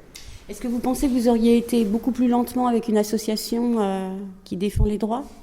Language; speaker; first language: French; native; French